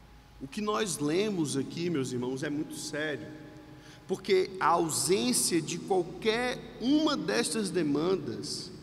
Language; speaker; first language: Portuguese; native; Portuguese